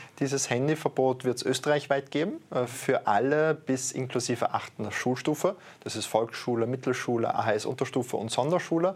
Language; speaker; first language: German; native; German